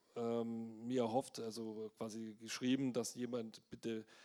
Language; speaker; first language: German; native; German